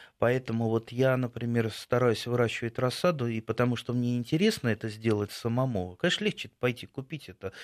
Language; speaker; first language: Russian; native; Russian